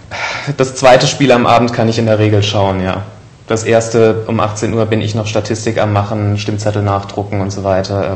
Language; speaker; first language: German; native; German